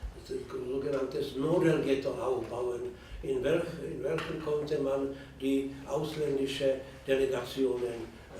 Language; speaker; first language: German; non-native, fluent; Czech